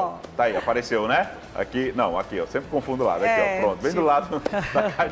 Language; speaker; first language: Portuguese; native; Portuguese